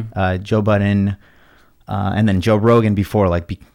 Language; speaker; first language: English; early bilingual, other home language; Spanish